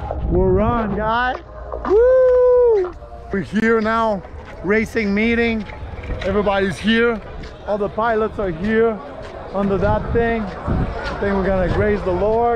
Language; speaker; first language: English; non-native, local second language; French